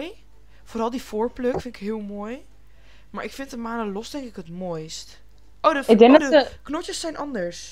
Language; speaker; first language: Dutch; native; Dutch